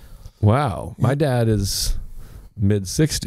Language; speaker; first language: English; native; English